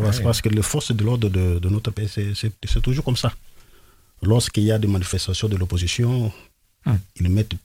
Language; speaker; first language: French; non-native, local second language; Lingala